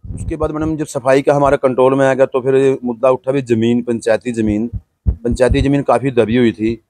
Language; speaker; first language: Hindi; native; Hindi